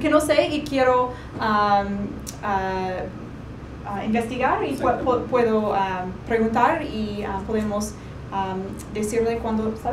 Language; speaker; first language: Spanish; non-native, learner; English